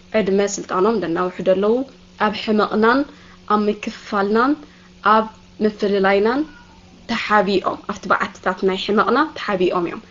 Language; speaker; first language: Tigrinya; native; Tigrinya